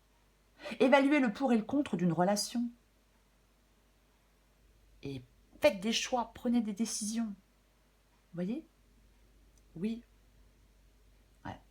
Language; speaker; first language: French; native; French